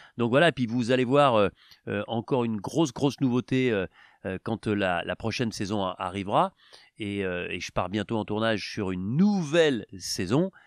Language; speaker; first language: French; native; French